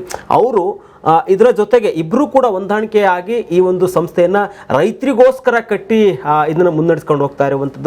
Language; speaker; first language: Kannada; native; Kannada